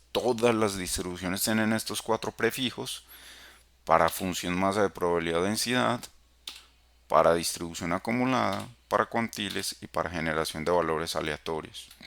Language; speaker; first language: Spanish; native; Spanish